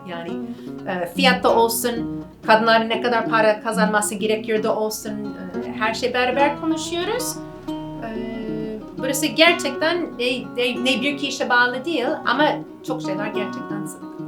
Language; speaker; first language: Turkish; non-native, learner; English